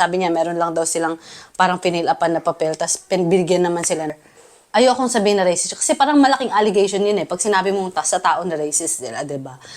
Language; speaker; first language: Filipino; native; Filipino